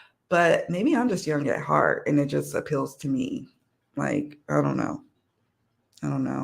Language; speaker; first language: English; native; English